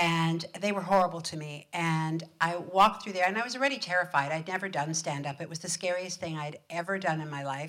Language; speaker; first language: English; native; English